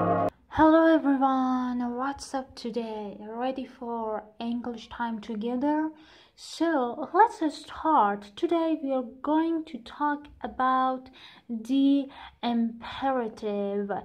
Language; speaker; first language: English; non-native, fluent; Persian